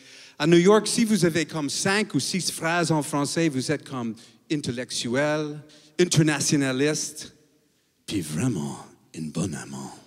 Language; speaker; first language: French; non-native, fluent; English